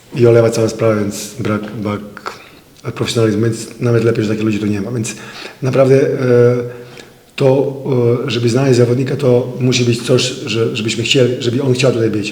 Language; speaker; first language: Polish; non-native, fluent; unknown